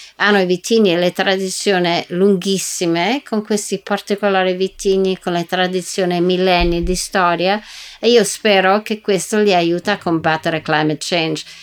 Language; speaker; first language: Italian; non-native, fluent; English